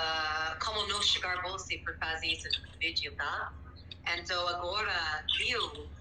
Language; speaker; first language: Portuguese; non-native, learner; English